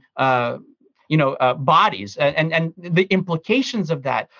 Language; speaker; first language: English; early bilingual, other home language; Russian